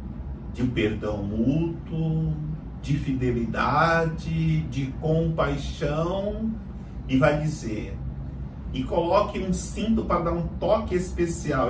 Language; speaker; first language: Portuguese; native; Portuguese